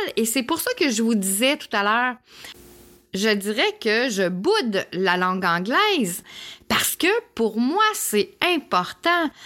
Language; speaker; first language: French; native; French